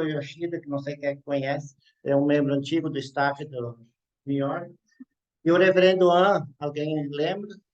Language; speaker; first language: Portuguese; native; Portuguese